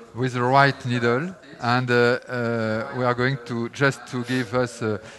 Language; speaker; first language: English; non-native, fluent; French